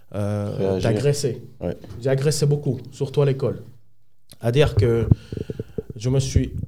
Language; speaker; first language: French; non-native, fluent; Spanish